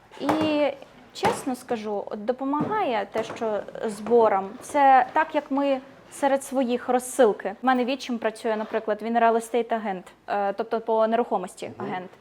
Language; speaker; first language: Ukrainian; native; Ukrainian